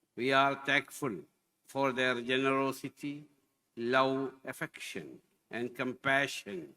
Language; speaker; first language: English; non-native, local second language; Malayalam